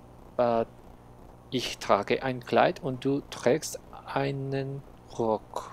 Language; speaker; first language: German; non-native, learner; Spanish